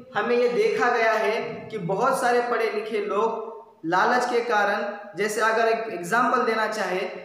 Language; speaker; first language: Hindi; non-native, local second language; Marathi